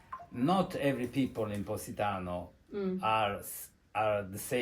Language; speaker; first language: English; non-native, learner; Italian